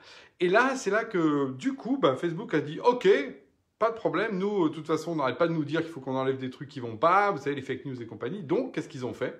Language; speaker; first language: French; native; French